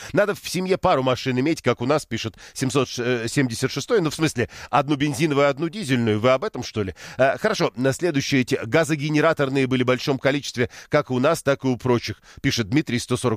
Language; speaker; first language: Russian; native; Russian